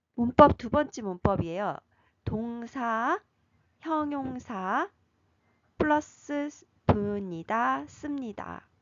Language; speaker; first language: Korean; native; Korean